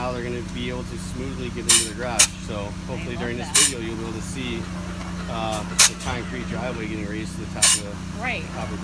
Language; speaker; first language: English; native; English